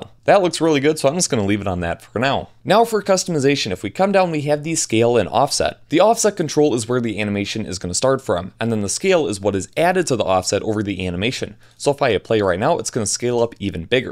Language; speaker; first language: English; native; English